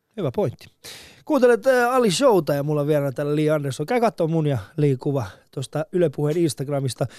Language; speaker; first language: Finnish; early bilingual, other home language; Persian